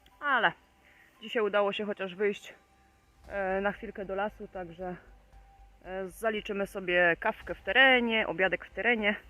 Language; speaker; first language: Polish; native; Polish